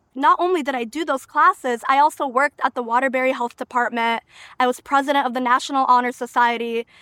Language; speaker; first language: English; early bilingual, other home language; Albanian